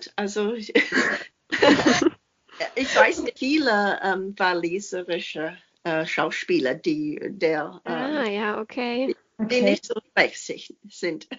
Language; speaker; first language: German; non-native, fluent; English